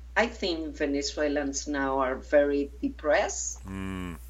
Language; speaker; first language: English; non-native, fluent; Spanish